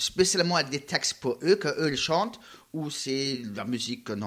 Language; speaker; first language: French; non-native, learner; Luxembourgish